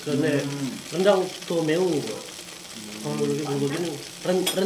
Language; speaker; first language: Korean; non-native, learner; Indonesian